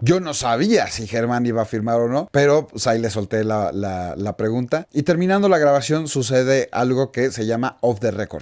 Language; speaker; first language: Spanish; native; Spanish